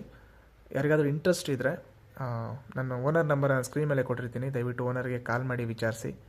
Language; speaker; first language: Kannada; native; Kannada